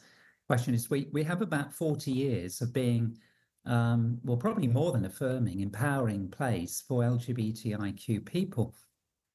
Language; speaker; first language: English; native; English